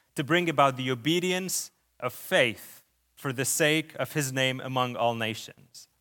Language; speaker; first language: English; early bilingual, other home language; Arabic